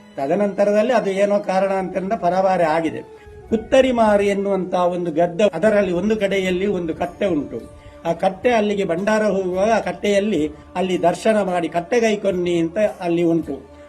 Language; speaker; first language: Kannada; non-native, local second language; Tulu